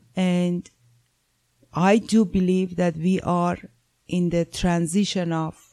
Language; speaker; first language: English; non-native, fluent; Persian